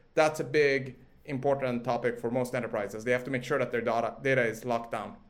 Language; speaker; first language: English; early bilingual, other home language; Swedish